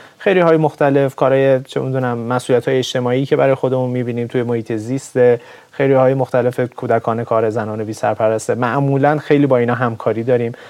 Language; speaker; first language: Persian; native; Persian